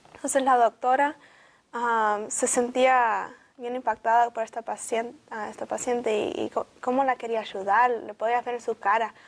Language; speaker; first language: Spanish; early bilingual, heritage; Spanish